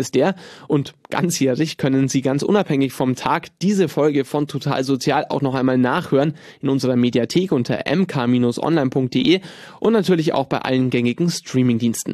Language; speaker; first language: German; native; German